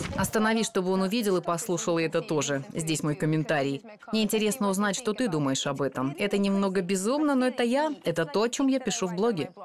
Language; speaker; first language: Russian; non-native, fluent; Swedish